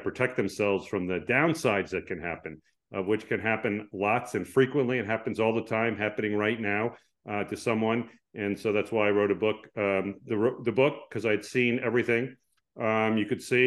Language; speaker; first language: English; native; English